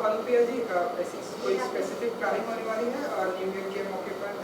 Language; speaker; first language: Hindi; native; Hindi